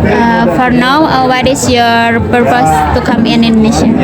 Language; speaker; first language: English; non-native, learner; Indonesian